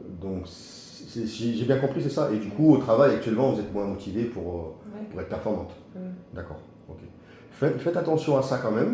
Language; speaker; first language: French; native; French